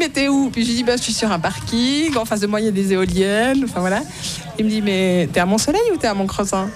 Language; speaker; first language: French; native; French